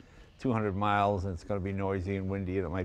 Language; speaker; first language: English; native; English